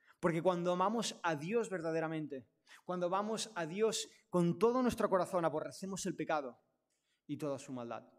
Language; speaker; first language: Spanish; non-native, local second language; Catalan